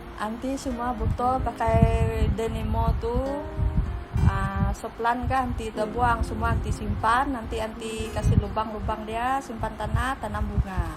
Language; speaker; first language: Malay; native; Malay